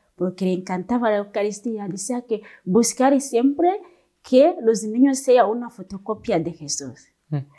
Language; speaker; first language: Spanish; non-native, learner; Kinyarwanda